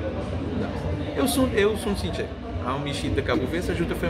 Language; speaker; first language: Romanian; non-native, learner; Kabuverdianu